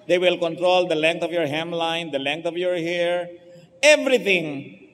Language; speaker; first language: English; non-native, local second language; Filipino